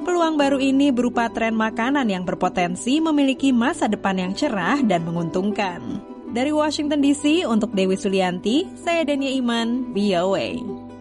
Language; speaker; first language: Indonesian; native; Indonesian